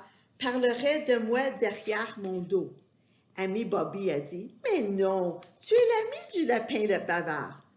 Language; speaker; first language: French; non-native, fluent; English